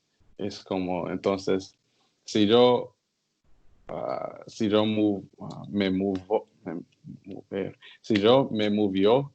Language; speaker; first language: Spanish; non-native, learner; English